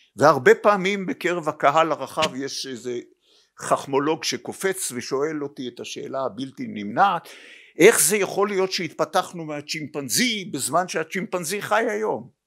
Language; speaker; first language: Hebrew; native; Hebrew